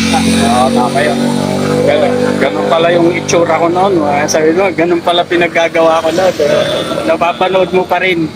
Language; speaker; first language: Filipino; non-native, local second language; Iloko